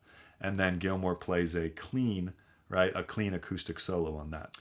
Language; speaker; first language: English; native; English